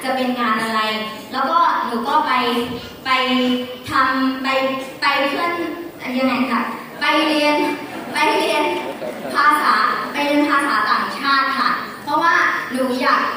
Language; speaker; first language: Thai; non-native, fluent; Burmese